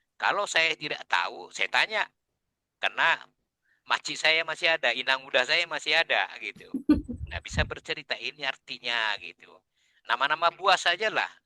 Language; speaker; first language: Indonesian; non-native, local second language; Batak Toba